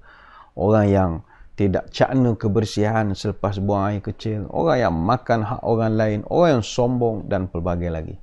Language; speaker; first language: Malay; native; Malay